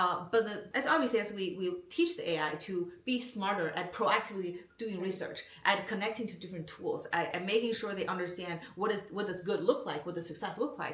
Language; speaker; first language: English; non-native, fluent; Chinese